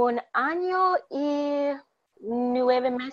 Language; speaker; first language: Spanish; non-native, learner; English